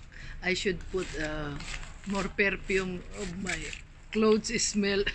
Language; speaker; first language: English; non-native, learner; Filipino